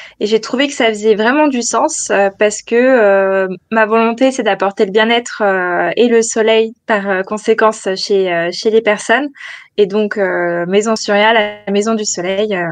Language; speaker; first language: French; native; French